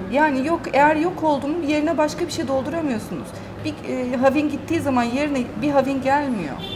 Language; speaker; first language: Turkish; early bilingual, heritage; Turkish